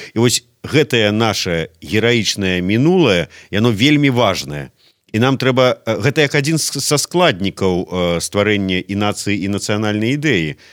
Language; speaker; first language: Belarusian; native; Belarusian